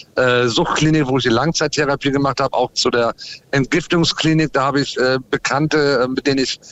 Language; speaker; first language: German; early bilingual, other home language; English